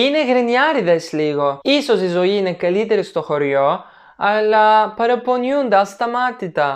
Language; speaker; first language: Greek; non-native, fluent; Turkish